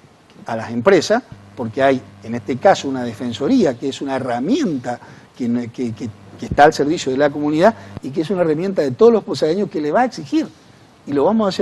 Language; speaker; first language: Spanish; native; Spanish